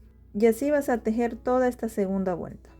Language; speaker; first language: Spanish; native; Spanish